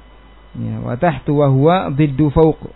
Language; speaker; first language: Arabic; non-native, fluent; Indonesian